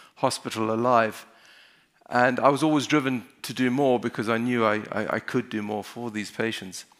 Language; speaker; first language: English; native; English